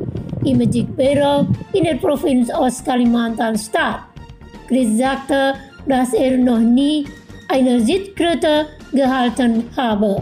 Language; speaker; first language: German; non-native, fluent; Indonesian